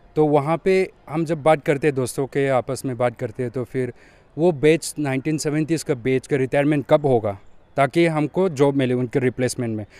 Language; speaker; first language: Hindi; non-native, local second language; Manipuri